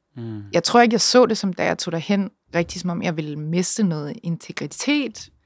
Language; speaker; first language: Danish; native; Danish